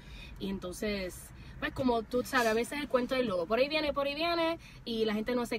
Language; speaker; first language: Spanish; native; Spanish